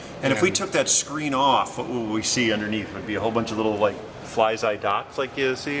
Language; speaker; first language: English; native; English